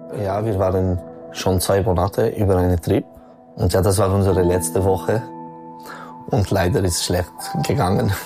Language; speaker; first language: German; non-native, local second language; French